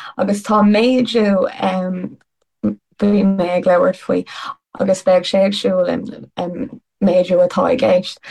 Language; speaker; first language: Irish; non-native, local second language; English